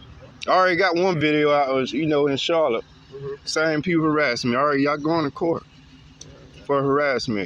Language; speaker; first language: English; native; English